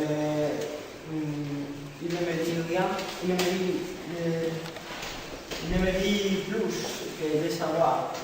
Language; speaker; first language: French; non-native, learner; Spanish